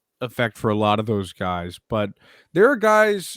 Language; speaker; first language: English; native; English